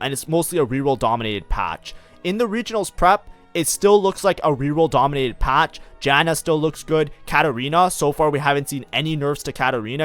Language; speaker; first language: English; native; English